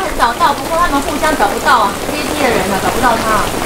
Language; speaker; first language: Chinese; native; Chinese